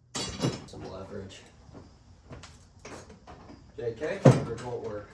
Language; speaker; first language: English; native; English